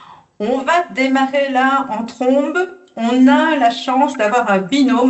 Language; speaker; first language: French; native; French